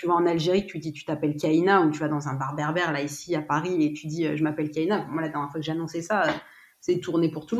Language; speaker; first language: French; native; French